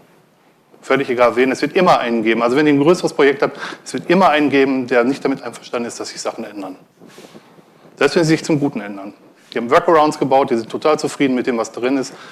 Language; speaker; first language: German; native; German